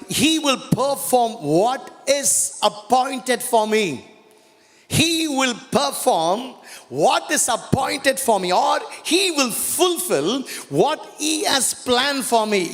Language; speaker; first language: English; non-native, local second language; Tamil